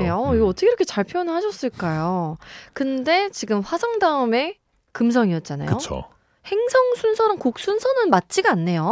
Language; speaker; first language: Korean; native; Korean